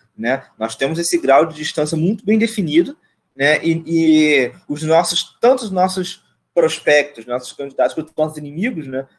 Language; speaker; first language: Portuguese; native; Portuguese